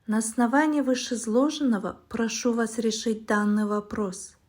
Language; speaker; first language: Russian; non-native, local second language; Kazakh